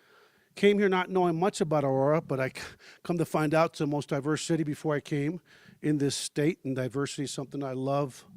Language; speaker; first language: English; early bilingual, heritage; Spanish